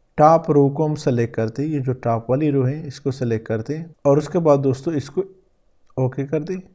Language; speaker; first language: Urdu; native; Urdu